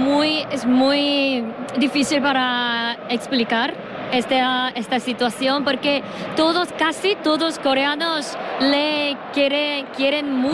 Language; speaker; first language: Spanish; non-native, learner; Korean